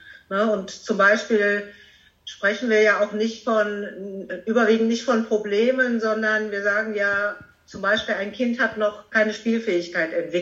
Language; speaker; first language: German; native; German